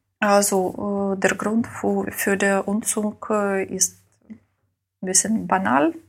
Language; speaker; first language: German; non-native, learner; Ukrainian